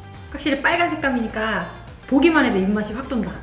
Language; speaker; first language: Korean; native; Korean